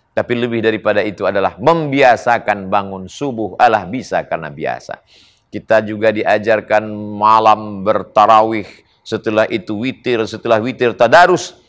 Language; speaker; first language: Malay; native; Malay